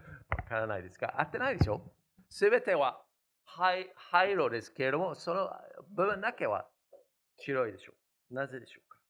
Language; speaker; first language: Japanese; non-native, fluent; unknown